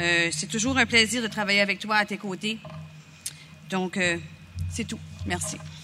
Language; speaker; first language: French; native; French